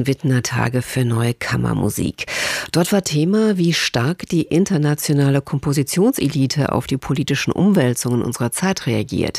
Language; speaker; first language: German; native; German